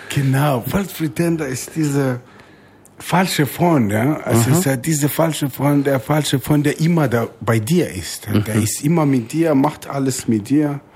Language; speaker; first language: German; non-native, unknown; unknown